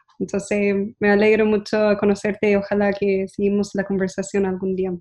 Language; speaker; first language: Spanish; early bilingual, heritage; English